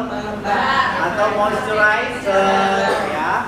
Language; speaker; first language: Indonesian; native; Indonesian